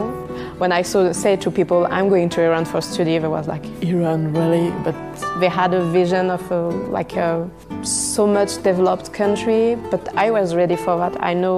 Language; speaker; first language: English; non-native, fluent; French